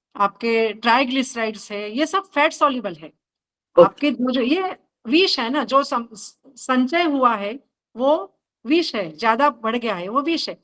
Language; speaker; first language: Hindi; non-native, local second language; Marathi